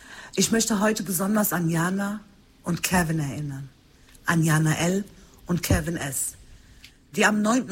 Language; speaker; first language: German; early bilingual, other home language; Turkish